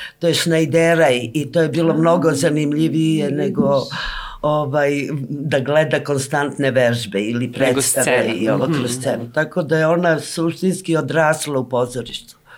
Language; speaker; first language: Serbian; native; Serbian